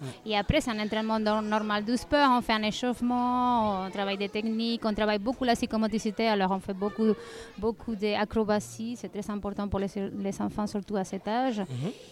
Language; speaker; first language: French; non-native, fluent; Spanish